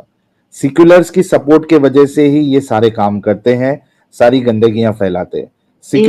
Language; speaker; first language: Hindi; native; Hindi